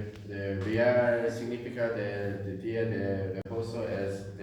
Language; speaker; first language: Spanish; non-native, learner; Korean